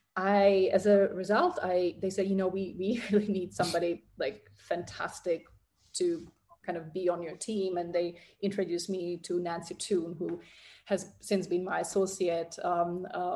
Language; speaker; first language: English; non-native, fluent; Czech